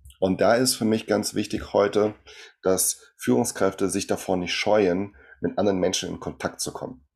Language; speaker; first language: German; early bilingual, other home language; Portuguese